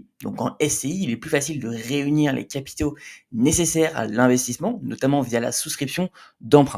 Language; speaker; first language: French; native; French